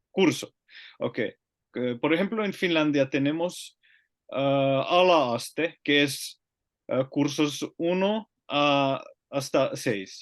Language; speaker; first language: Spanish; non-native, learner; Finnish